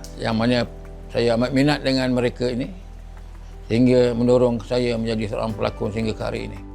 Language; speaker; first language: Malay; native; Malay